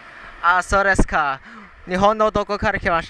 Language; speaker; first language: Japanese; non-native, learner; English